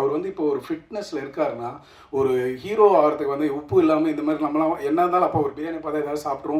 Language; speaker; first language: Tamil; native; Tamil